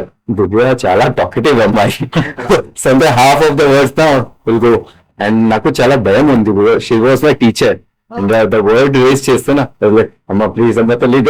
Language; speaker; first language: Telugu; non-native, learner; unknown